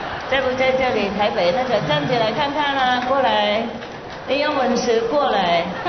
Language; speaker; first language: Chinese; non-native, fluent; Vietnamese